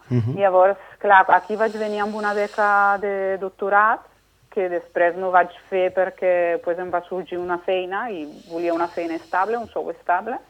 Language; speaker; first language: Catalan; non-native, fluent; Italian